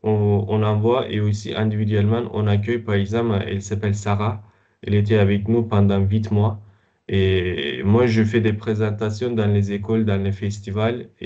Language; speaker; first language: French; non-native, fluent; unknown